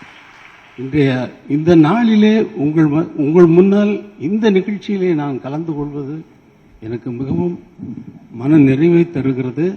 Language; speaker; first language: Tamil; native; Tamil